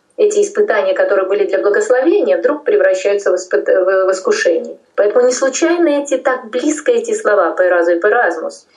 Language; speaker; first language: Russian; non-native, local second language; Tajik